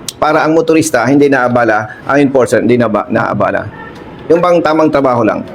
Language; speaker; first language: Filipino; native; Filipino